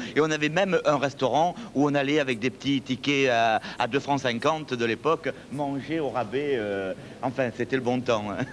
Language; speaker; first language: French; native; French